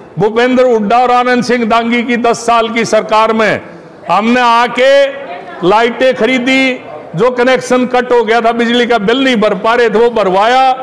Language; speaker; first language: Hindi; native; Hindi